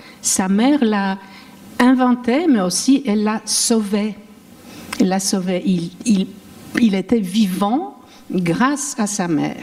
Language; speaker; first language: French; non-native, fluent; Polish